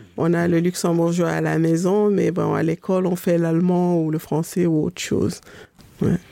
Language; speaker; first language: French; non-native, local second language; Wolof